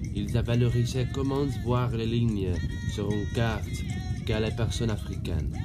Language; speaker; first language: French; non-native, learner; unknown